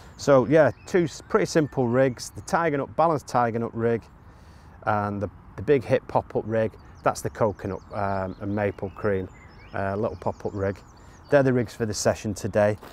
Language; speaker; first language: English; native; English